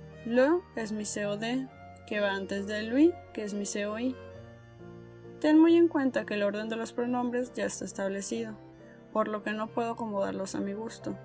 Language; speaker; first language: Spanish; native; Spanish